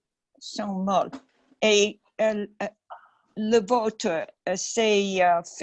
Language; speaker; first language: French; non-native, learner; English